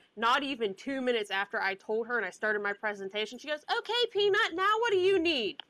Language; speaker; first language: English; native; English